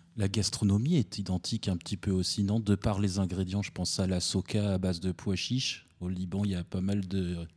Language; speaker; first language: French; native; French